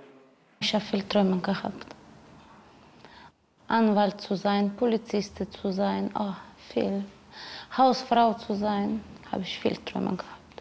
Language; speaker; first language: German; non-native, learner; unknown